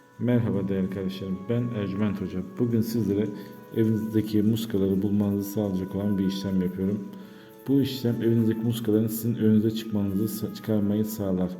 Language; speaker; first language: Turkish; native; Turkish